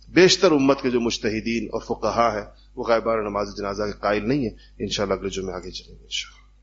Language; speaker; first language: Urdu; native; Urdu